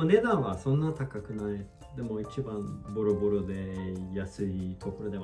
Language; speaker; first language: Japanese; non-native, learner; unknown